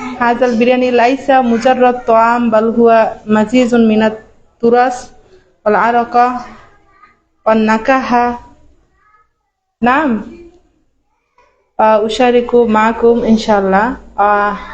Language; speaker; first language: Arabic; non-native, learner; Bangla